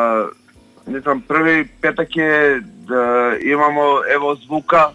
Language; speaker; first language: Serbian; non-native, learner; Slovenian